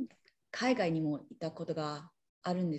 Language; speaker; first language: Japanese; non-native, learner; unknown